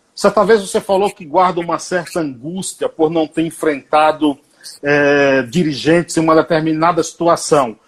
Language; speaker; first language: Portuguese; native; Portuguese